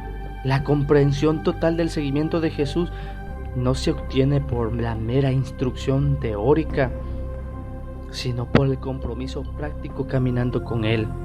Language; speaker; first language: Spanish; native; Spanish